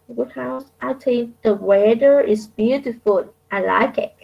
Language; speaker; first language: English; non-native, fluent; Vietnamese